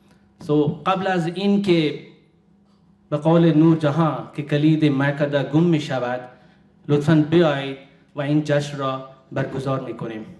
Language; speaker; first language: Persian; non-native, fluent; Urdu